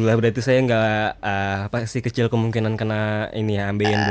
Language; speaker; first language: Indonesian; native; Indonesian